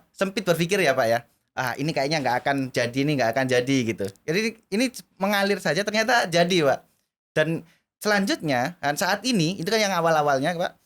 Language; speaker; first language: Indonesian; native; Indonesian